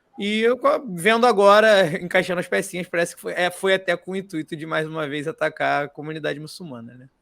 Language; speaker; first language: Portuguese; native; Portuguese